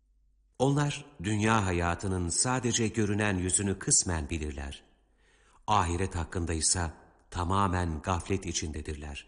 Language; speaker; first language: Turkish; native; Turkish